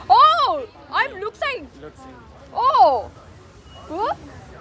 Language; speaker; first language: English; non-native, learner; Korean